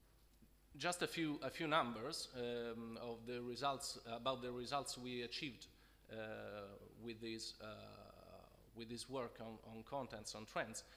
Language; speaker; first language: English; non-native, fluent; Italian